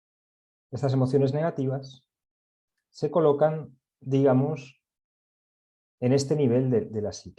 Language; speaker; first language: Spanish; native; Spanish